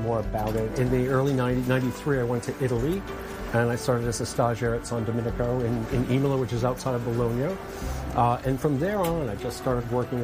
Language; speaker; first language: English; native; English